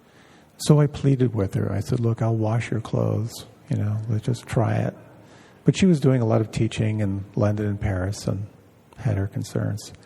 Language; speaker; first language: English; native; English